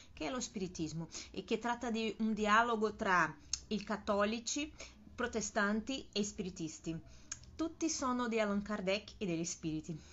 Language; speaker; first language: Italian; non-native, learner; Portuguese